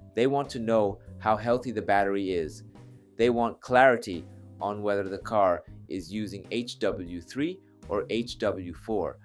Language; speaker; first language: English; non-native, fluent; Japanese